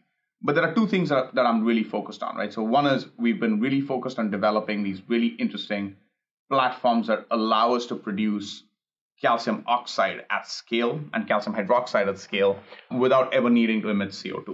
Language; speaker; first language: English; non-native, local second language; Hindi